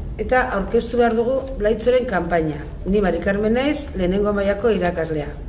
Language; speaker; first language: Basque; native; Basque